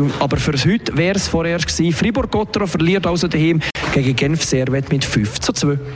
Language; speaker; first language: German; native; German